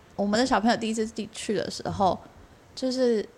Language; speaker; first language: Chinese; native; Chinese